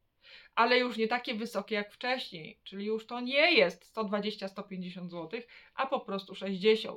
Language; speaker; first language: Polish; native; Polish